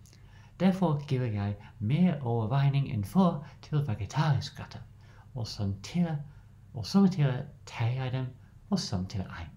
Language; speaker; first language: Danish; non-native, learner; English